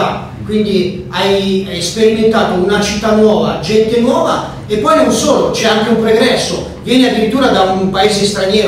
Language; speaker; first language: Italian; native; Italian